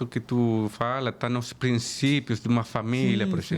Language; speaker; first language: Portuguese; non-native, fluent; Spanish